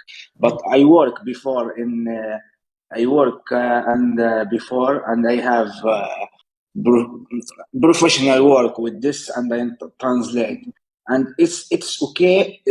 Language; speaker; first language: English; non-native, learner; Arabic